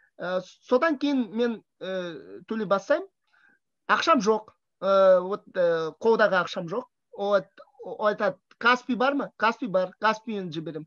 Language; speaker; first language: Kazakh; non-native, fluent; Russian